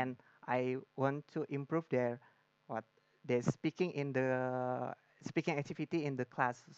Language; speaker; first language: English; non-native, learner; Indonesian